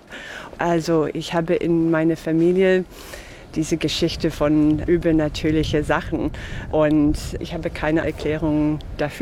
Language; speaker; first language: German; non-native, fluent; English